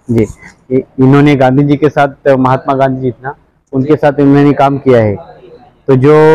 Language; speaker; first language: Hindi; non-native, local second language; Marathi